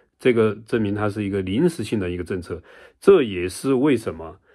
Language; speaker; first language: Chinese; native; Chinese